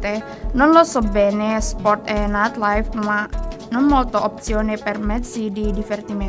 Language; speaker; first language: Italian; non-native, learner; Indonesian